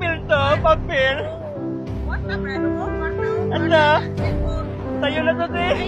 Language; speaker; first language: Filipino; non-native, local second language; Cebuano